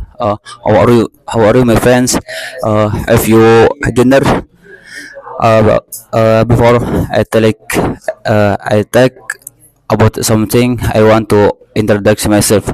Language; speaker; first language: English; non-native, learner; Indonesian